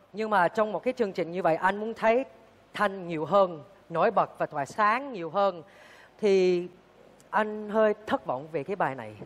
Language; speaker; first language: Vietnamese; early bilingual, heritage; Vietnamese